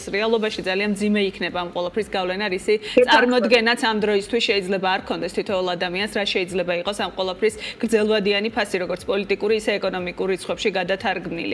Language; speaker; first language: Georgian; native; Georgian